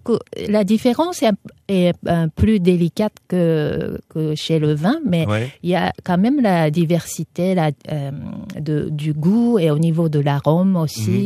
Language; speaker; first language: French; non-native, fluent; Japanese